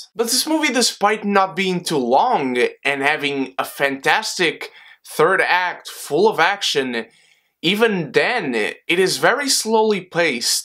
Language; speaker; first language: English; non-native, fluent; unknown